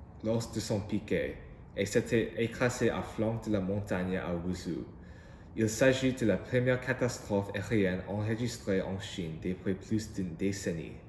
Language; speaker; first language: French; non-native, learner; English